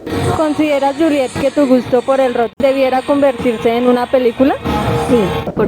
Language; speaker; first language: Spanish; native; Spanish